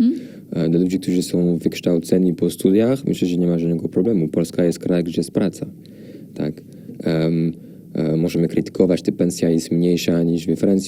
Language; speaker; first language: Polish; non-native, fluent; French